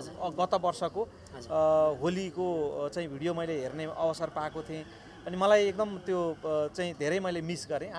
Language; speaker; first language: Nepali; native; Nepali